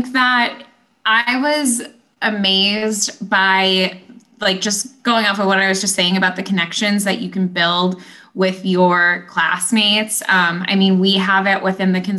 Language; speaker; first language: English; native; English